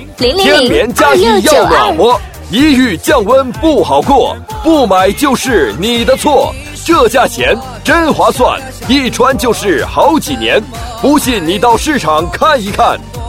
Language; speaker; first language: Chinese; native; Chinese